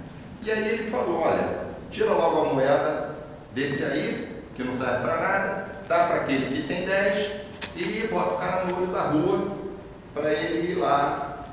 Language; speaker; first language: Portuguese; native; Portuguese